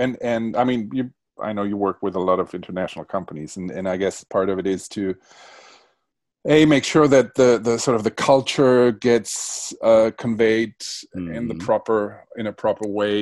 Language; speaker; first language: English; non-native, fluent; Spanish